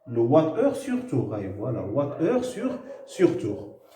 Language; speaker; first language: French; non-native, local second language; Arabic